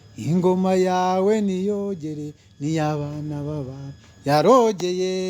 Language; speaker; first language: Kinyarwanda; early bilingual, heritage; Kinyarwanda